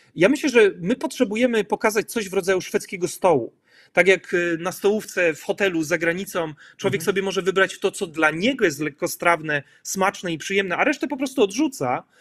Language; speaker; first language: Polish; native; Polish